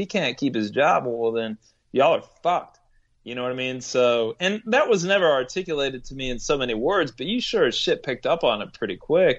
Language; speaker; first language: English; native; English